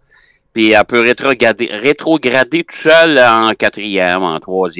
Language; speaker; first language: French; native; French